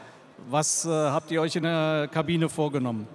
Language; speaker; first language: German; native; German